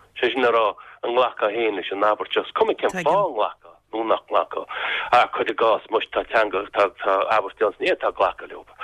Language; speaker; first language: Irish; non-native, local second language; English